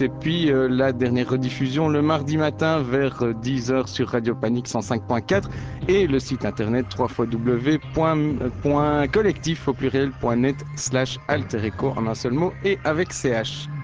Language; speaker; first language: French; native; French